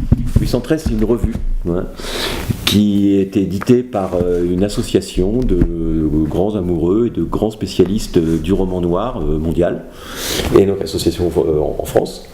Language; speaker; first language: French; native; French